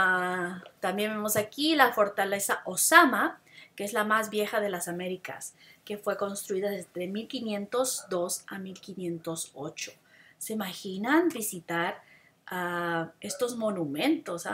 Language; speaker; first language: Spanish; non-native, fluent; English